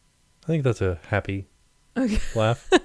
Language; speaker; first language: English; native; English